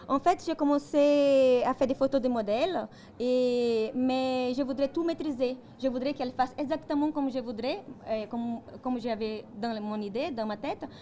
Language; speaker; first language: French; non-native, fluent; Portuguese